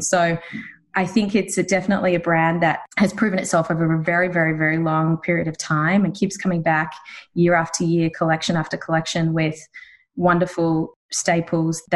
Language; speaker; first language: English; native; English